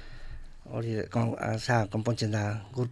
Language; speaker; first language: Basque; non-native, local second language; Spanish